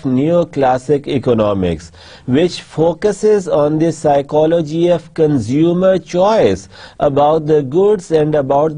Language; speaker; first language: English; non-native, local second language; Urdu